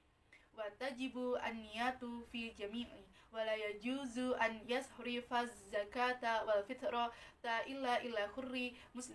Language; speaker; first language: Arabic; non-native, learner; Indonesian